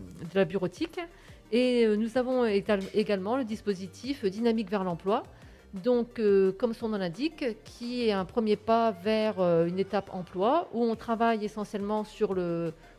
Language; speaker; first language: French; native; French